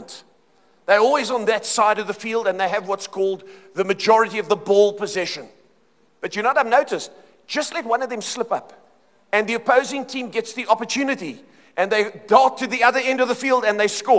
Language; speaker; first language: English; native; English